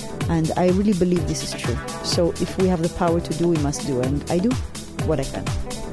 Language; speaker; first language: English; early bilingual, other home language; Hebrew